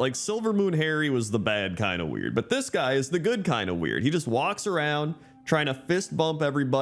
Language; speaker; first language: English; native; English